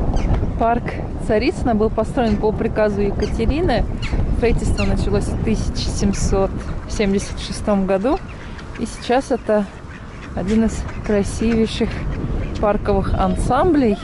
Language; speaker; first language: Russian; native; Russian